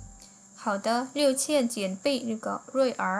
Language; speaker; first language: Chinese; non-native, fluent; Khmer